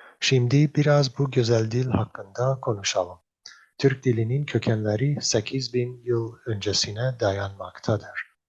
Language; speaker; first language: Turkish; non-native, learner; English